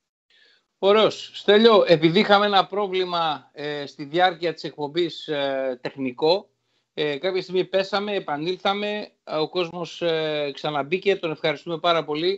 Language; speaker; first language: Greek; native; Greek